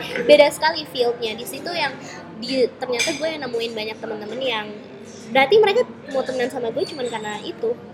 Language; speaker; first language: Indonesian; early bilingual, heritage; Indonesian